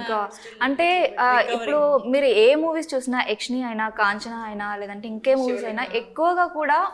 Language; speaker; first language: Telugu; native; Telugu